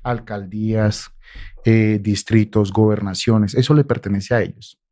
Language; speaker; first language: Spanish; native; Spanish